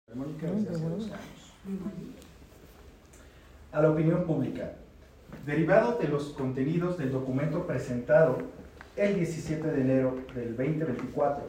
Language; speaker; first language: Spanish; native; Spanish